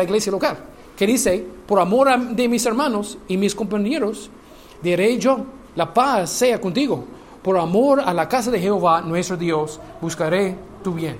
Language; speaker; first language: Spanish; non-native, learner; English